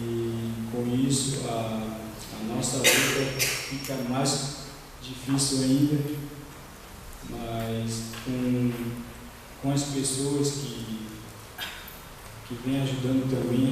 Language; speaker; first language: Portuguese; non-native, local second language; Guarani